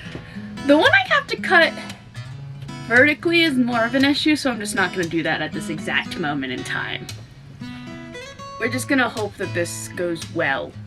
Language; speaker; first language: English; native; English